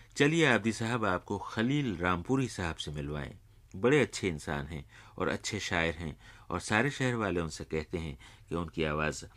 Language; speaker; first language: Urdu; native; Urdu